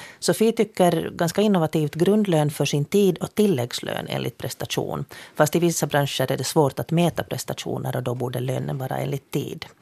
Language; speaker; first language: Swedish; native; Swedish